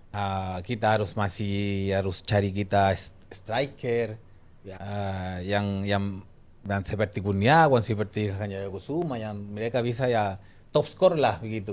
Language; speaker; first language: Indonesian; non-native, fluent; Spanish